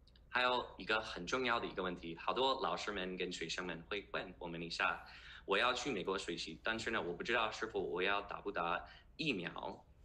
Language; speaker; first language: Chinese; non-native, fluent; English